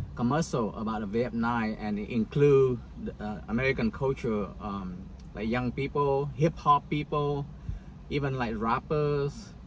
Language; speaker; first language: English; non-native, fluent; Vietnamese